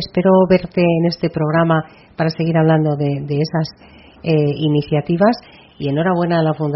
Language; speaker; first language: Spanish; native; Spanish